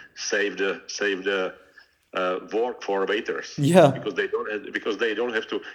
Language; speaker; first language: English; non-native, learner; Czech